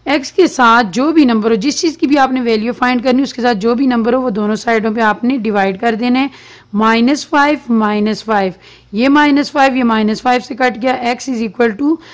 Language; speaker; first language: Urdu; native; Urdu